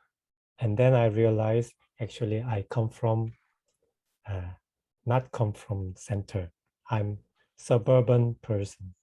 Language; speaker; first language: English; non-native, fluent; Korean